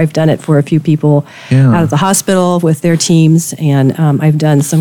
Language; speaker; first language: English; native; English